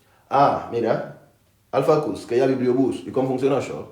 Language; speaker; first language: Catalan; non-native, fluent; Akan